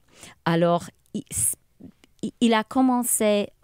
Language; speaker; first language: French; non-native, local second language; English